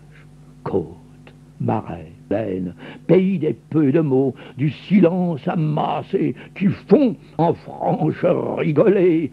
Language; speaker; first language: French; native; French